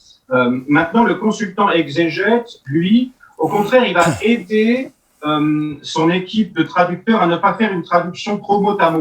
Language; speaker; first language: French; native; French